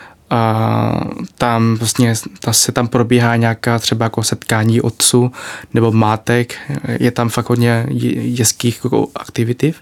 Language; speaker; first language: Czech; non-native, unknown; Vietnamese